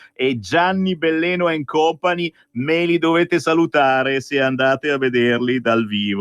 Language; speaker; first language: Italian; native; Italian